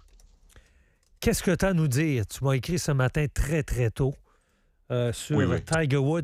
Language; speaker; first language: French; native; French